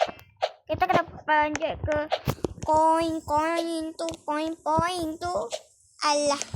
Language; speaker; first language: Malay; native; Malay